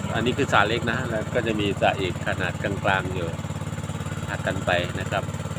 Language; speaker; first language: Thai; native; Thai